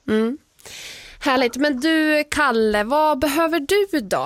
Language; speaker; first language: Swedish; native; Swedish